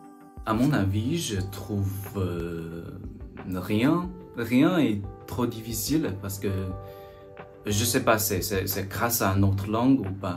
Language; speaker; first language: French; non-native, learner; Chinese